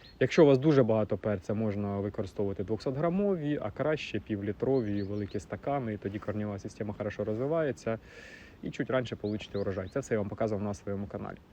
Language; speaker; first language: Ukrainian; non-native, local second language; Russian